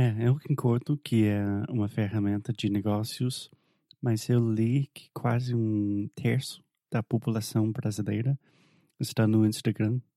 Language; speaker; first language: Portuguese; non-native, fluent; English